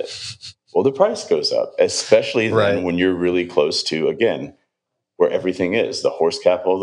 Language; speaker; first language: English; native; English